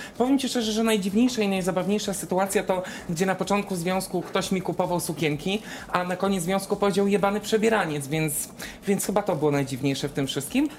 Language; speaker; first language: Polish; native; Polish